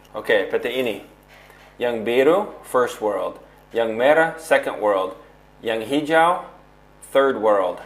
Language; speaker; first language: Indonesian; non-native, fluent; English